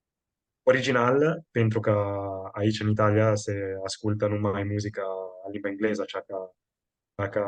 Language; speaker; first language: Romanian; non-native, fluent; Italian